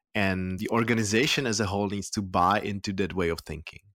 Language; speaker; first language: English; non-native, fluent; Czech